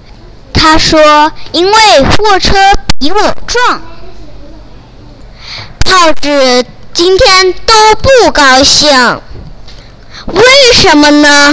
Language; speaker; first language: Chinese; non-native, local second language; Cantonese